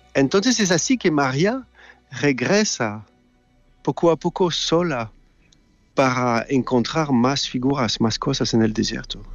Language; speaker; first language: Spanish; non-native, learner; French